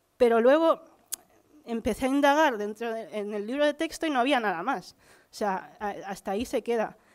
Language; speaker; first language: Spanish; early bilingual, other home language; Filipino